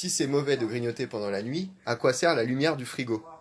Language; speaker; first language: French; native; French